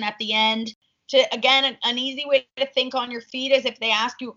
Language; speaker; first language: English; native; English